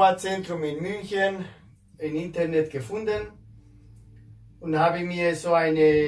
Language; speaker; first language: German; non-native, fluent; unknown